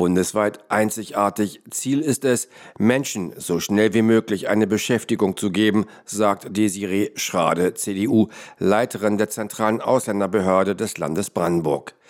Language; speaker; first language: German; native; German